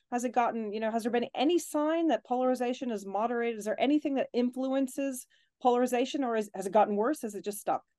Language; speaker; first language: English; native; English